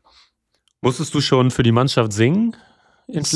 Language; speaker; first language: German; native; German